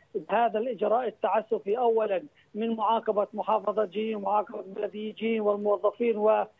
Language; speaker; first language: Arabic; native; Arabic